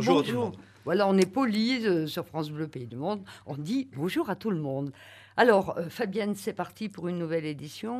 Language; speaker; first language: French; native; French